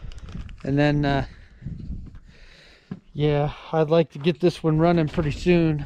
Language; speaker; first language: English; native; English